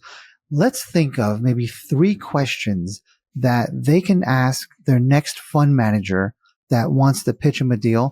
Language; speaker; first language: English; native; English